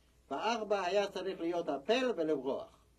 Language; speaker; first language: Hebrew; non-native, fluent; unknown